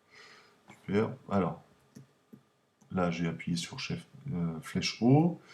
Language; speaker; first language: French; native; French